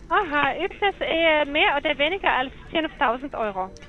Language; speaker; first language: German; non-native, learner; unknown